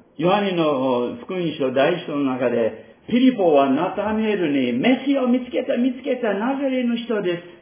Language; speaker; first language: Japanese; non-native, fluent; English